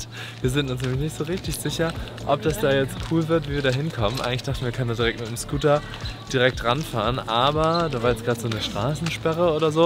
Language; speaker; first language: German; native; German